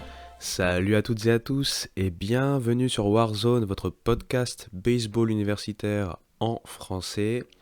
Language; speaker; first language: French; native; French